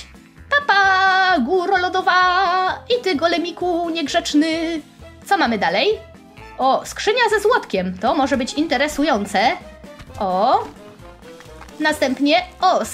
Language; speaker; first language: Polish; native; Polish